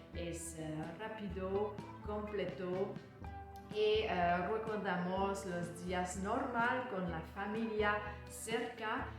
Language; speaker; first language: Spanish; non-native, learner; French